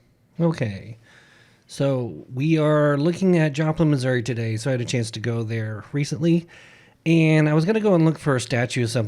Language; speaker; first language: English; native; English